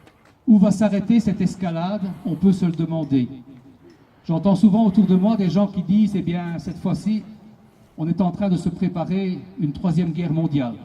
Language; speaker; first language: French; native; French